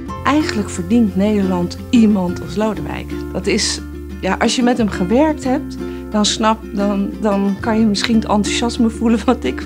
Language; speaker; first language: Dutch; native; Dutch